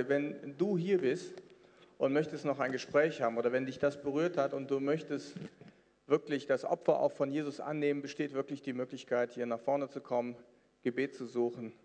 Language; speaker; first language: German; native; German